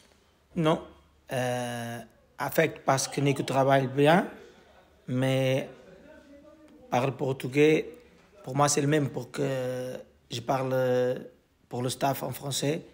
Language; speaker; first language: French; non-native, learner; Portuguese